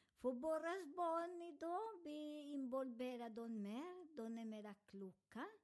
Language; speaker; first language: Swedish; non-native, learner; Spanish